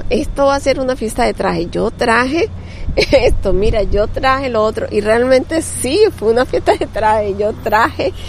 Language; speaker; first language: Spanish; native; Spanish